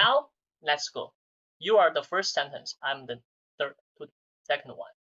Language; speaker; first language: English; non-native, learner; Chinese